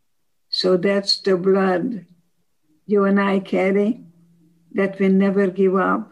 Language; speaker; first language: English; non-native, fluent; Slovak